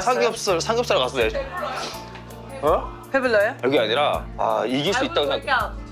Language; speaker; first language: Korean; non-native, learner; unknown